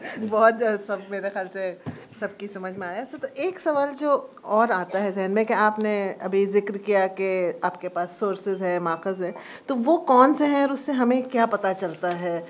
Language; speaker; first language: Hindi; native; Hindi